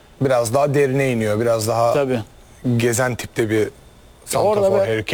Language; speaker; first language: Turkish; native; Turkish